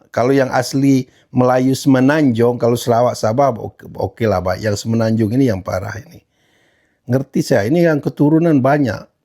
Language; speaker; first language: Indonesian; native; Indonesian